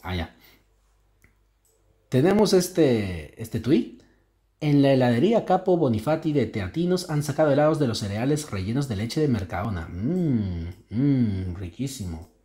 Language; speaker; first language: Spanish; native; Spanish